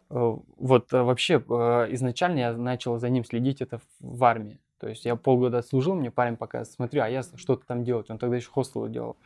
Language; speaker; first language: Russian; non-native, local second language; Bashkir